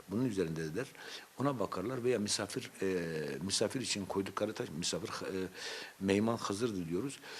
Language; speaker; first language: Turkish; non-native, local second language; Zaza